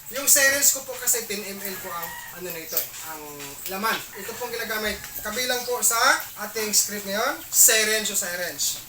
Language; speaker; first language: Filipino; non-native, local second language; Cebuano